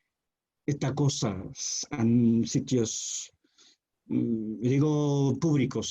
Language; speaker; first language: Spanish; non-native, fluent; Chinese